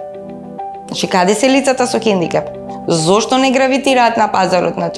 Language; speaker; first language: Macedonian; native; Macedonian